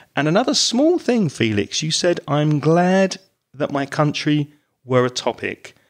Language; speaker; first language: English; native; English